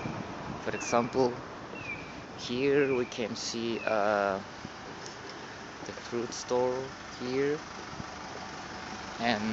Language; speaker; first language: English; non-native, learner; Spanish